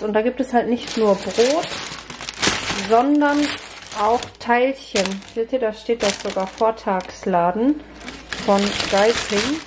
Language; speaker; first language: German; native; German